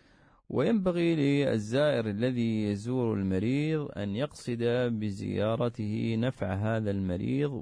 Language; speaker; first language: Arabic; native; Arabic